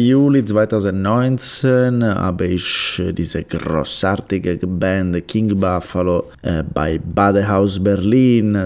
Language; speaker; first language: German; non-native, learner; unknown